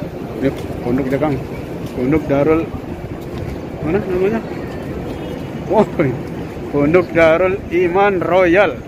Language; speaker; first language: Indonesian; non-native, local second language; Javanese